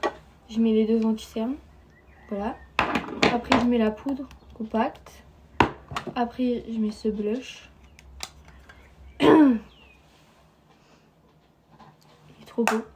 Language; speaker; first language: French; native; French